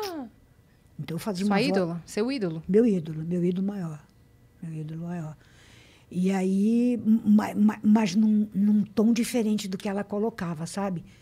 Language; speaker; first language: Portuguese; native; Portuguese